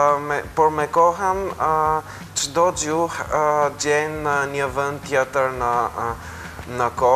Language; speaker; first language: Albanian; non-native, fluent; Bulgarian